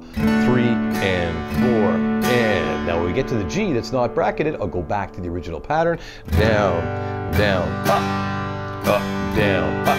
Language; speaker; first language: English; native; English